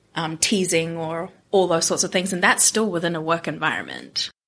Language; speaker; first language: English; non-native, local second language; Japanese